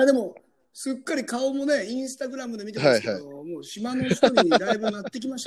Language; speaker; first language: Japanese; native; Japanese